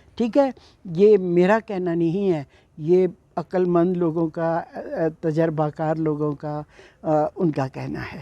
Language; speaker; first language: Urdu; native; Urdu